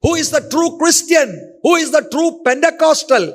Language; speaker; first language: English; non-native, local second language; Malayalam